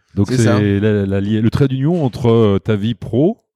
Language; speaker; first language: French; native; French